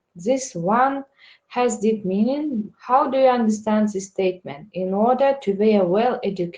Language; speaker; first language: English; non-native, fluent; Kazakh